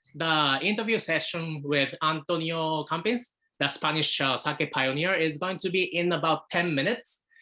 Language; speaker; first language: English; non-native, fluent; Japanese